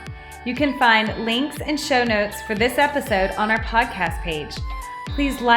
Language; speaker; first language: English; native; English